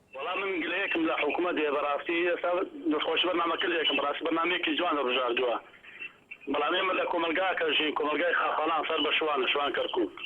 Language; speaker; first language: Central Kurdish; native; Central Kurdish